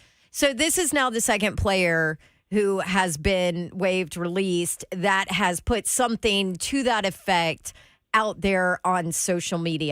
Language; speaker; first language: English; native; English